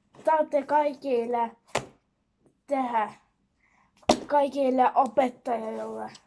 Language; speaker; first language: Finnish; non-native, learner; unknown